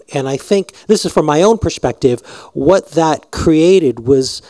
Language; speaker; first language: English; native; English